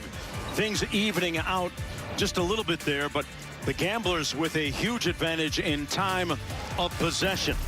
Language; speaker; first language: English; native; English